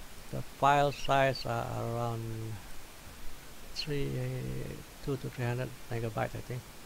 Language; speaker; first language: English; non-native, local second language; Malay